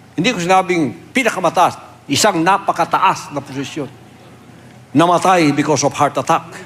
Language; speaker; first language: Filipino; non-native, local second language; Cebuano